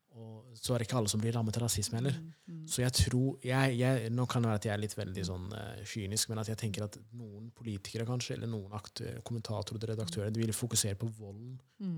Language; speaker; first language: Norwegian; early bilingual, other home language; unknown